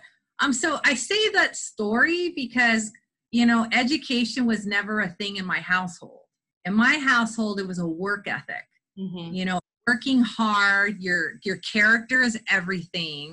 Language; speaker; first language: English; native; English